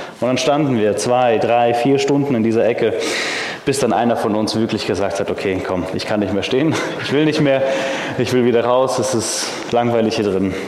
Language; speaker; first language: German; early bilingual, heritage; German